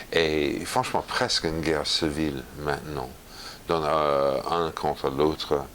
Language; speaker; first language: French; non-native, fluent; English